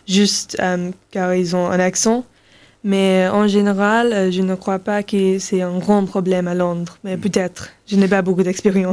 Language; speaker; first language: French; non-native, learner; English